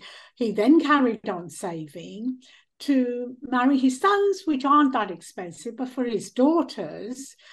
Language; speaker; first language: English; early bilingual, other home language; Punjabi